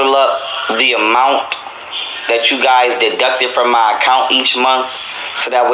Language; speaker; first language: English; native; English